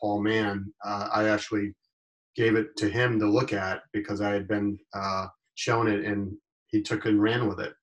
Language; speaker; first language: English; native; English